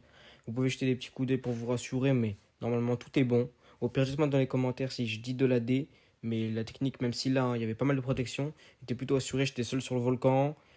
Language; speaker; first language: French; native; French